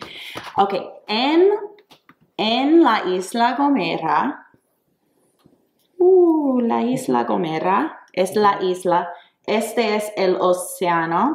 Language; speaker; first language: Spanish; non-native, fluent; English